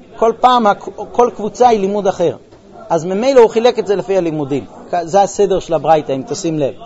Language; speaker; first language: Hebrew; early bilingual, heritage; Hebrew